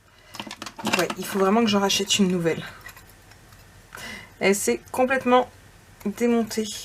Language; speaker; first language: French; native; French